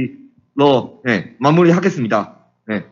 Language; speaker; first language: Korean; non-native, fluent; Chinese